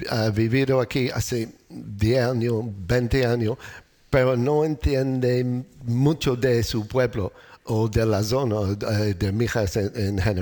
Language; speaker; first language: Spanish; non-native, learner; English